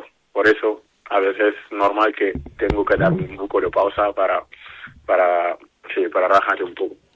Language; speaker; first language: Spanish; non-native, learner; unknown